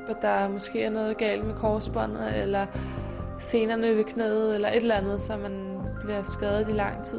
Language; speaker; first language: Danish; early bilingual, other home language; Polish